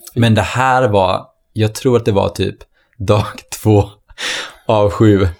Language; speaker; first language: Swedish; early bilingual, other home language; Norwegian